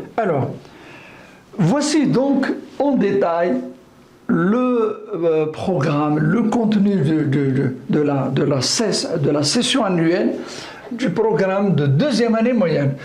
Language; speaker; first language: French; non-native, local second language; Arabic